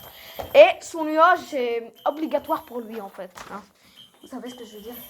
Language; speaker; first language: French; native; French